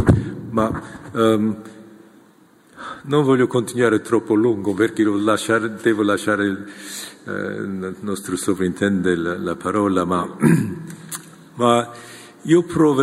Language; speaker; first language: Italian; non-native, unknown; Korean